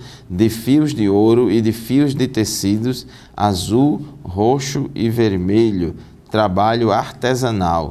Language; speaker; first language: Portuguese; native; Portuguese